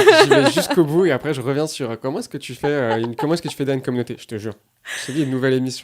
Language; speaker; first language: French; native; French